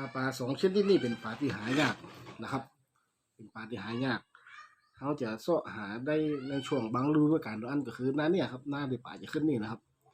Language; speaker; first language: Thai; native; Thai